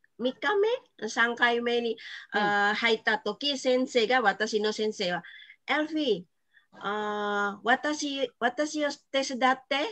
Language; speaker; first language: Japanese; non-native, fluent; Indonesian